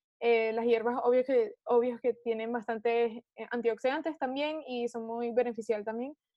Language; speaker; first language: Spanish; early bilingual, heritage; Spanish